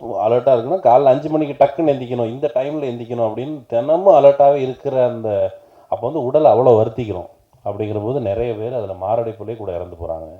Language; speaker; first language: Tamil; native; Tamil